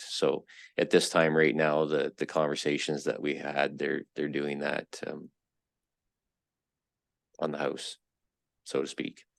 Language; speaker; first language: English; native; English